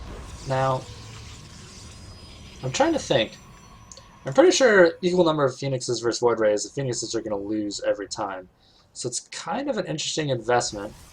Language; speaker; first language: English; native; English